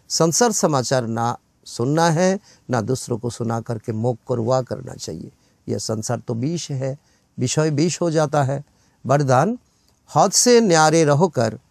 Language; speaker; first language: Hindi; non-native, local second language; Bangla